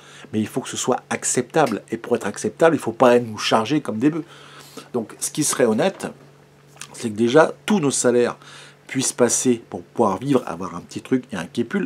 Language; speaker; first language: French; native; French